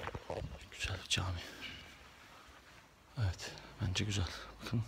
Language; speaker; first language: Turkish; native; Turkish